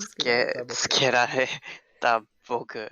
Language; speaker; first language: Japanese; non-native, learner; English